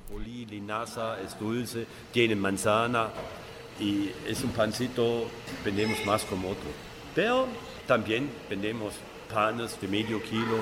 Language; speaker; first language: Spanish; non-native, learner; German